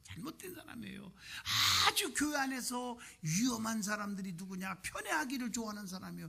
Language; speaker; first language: Korean; native; Korean